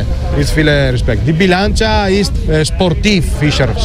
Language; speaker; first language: German; non-native, learner; Italian